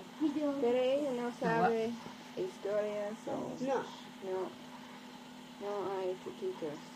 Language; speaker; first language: Spanish; non-native, learner; English